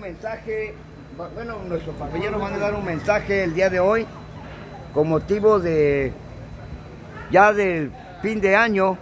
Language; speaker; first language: Spanish; native; Spanish